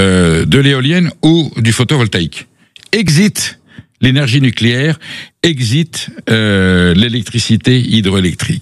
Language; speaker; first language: French; native; French